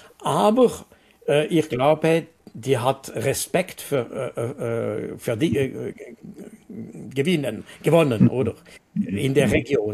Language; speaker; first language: German; non-native, local second language; French